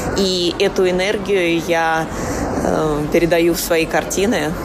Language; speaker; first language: Russian; native; Russian